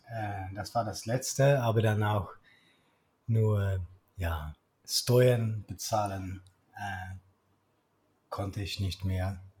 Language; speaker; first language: German; non-native, learner; Swedish